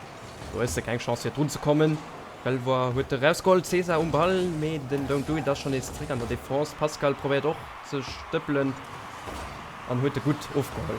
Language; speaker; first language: German; non-native, local second language; Luxembourgish